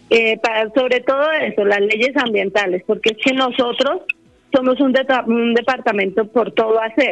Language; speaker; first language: Spanish; native; Spanish